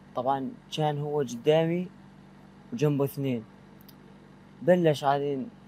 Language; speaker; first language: Arabic; native; Arabic